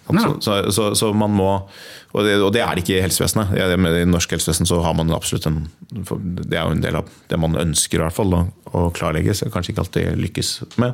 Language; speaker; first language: Norwegian; native; Norwegian